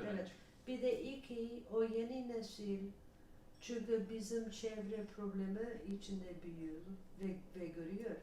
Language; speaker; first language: Turkish; non-native, learner; English